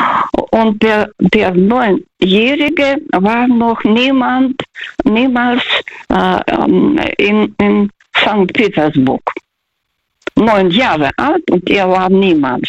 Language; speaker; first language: German; non-native, learner; Russian